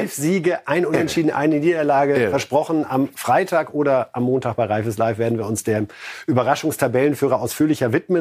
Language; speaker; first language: German; native; German